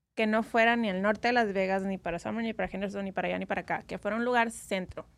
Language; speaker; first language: Spanish; native; Spanish